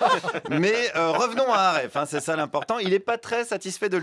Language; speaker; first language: French; native; French